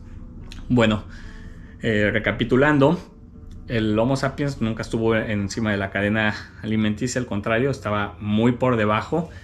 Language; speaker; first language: Spanish; native; Spanish